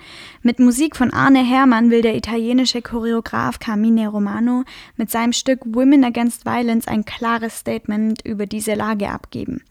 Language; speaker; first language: German; native; German